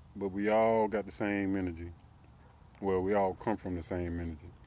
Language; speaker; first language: English; native; English